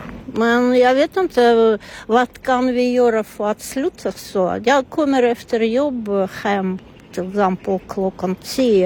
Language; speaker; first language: Swedish; non-native, learner; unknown